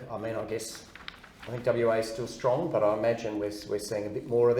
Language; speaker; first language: English; native; English